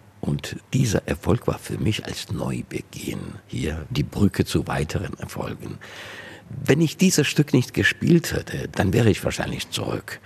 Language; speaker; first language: German; non-native, fluent; Georgian